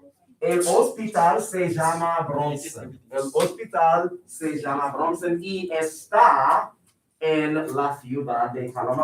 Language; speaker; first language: Spanish; non-native, fluent; English